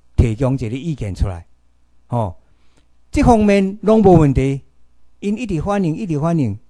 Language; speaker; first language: Chinese; native; Chinese